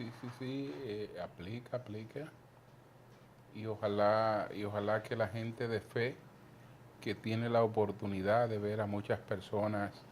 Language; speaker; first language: Spanish; native; Spanish